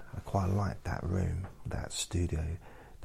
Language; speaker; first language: English; native; English